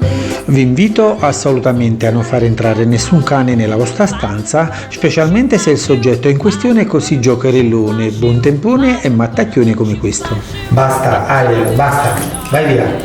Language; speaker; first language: Italian; native; Italian